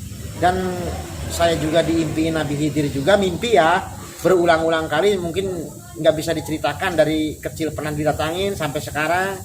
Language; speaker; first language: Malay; non-native, local second language; Javanese